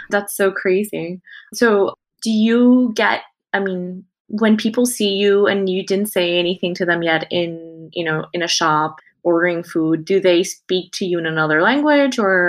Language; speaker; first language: English; non-native, fluent; Thai